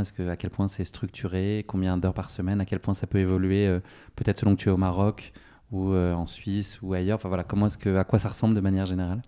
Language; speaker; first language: French; native; French